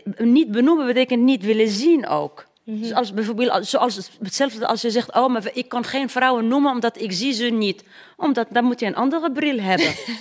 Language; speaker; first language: Dutch; non-native, fluent; Arabic